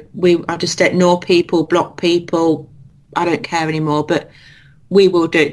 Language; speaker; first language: English; native; English